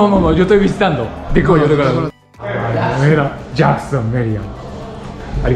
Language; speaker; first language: Spanish; non-native, learner; Japanese